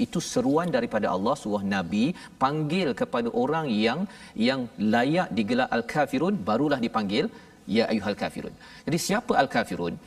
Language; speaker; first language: Malay; native; Malay